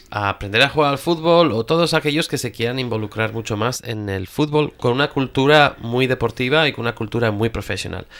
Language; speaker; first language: Spanish; native; Spanish